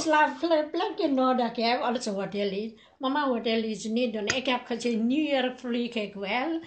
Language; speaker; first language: Dutch; non-native, learner; Nepali